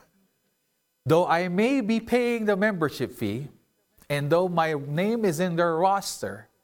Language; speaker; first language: English; non-native, local second language; Filipino